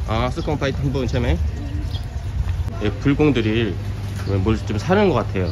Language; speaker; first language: Korean; native; Korean